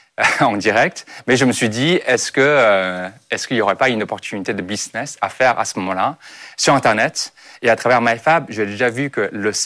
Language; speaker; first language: French; non-native, fluent; Chinese